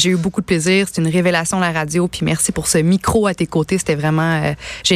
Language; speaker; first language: French; native; French